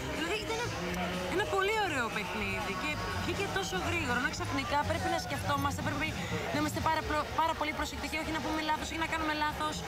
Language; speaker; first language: Greek; early bilingual, heritage; Greek